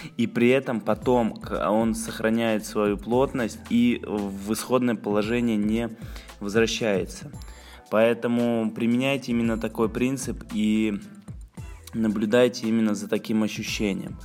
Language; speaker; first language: Russian; native; Russian